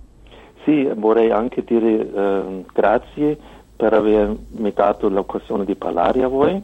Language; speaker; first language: Italian; non-native, fluent; German